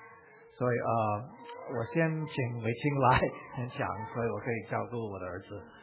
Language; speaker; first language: Chinese; non-native, fluent; English